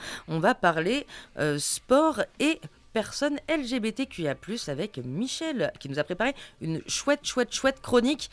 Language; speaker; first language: French; native; French